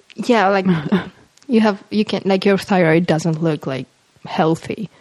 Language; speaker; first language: English; non-native, fluent; Polish